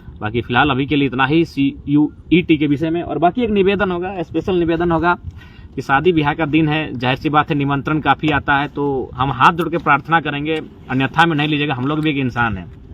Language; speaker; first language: Hindi; non-native, local second language; Magahi